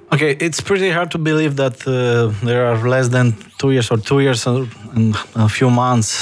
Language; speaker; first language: English; non-native, fluent; Romanian